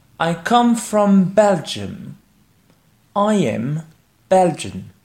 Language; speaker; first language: English; non-native, fluent; French